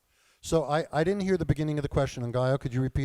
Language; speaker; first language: English; native; English